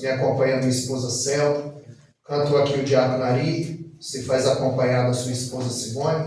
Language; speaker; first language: Portuguese; native; Portuguese